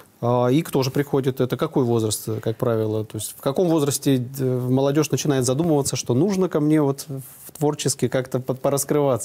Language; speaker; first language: Russian; native; Russian